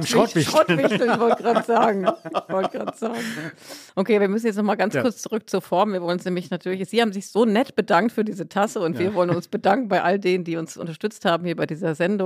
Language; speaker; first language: German; native; German